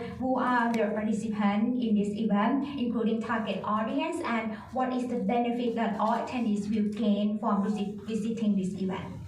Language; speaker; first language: English; non-native, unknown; Thai